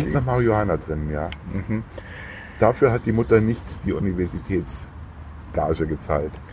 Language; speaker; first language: German; native; German